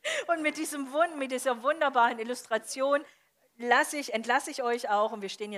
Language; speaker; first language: German; native; German